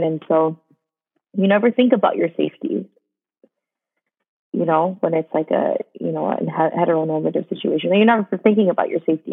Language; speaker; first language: English; native; English